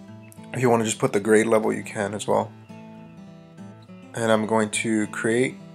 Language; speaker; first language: English; native; English